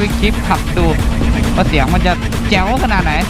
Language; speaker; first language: Thai; native; Thai